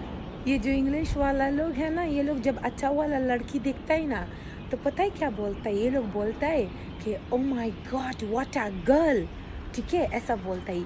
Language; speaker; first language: Hindi; non-native, local second language; Pashto